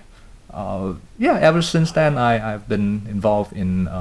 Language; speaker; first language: English; non-native, local second language; Cantonese